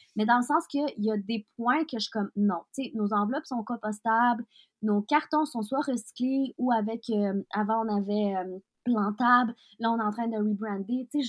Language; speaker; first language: French; early bilingual, other home language; Russian